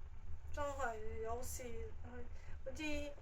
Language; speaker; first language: Cantonese; non-native, fluent; Japanese